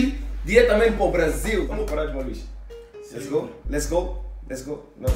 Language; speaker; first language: Portuguese; native; Portuguese